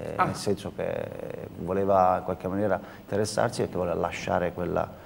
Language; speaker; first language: Italian; native; Italian